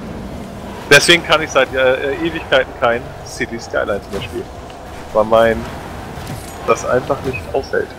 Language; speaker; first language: German; native; German